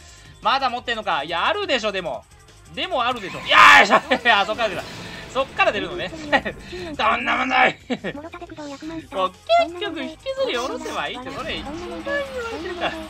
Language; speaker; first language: Japanese; native; Japanese